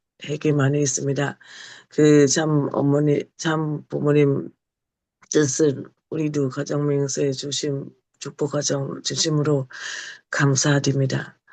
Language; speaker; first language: Korean; non-native, learner; Thai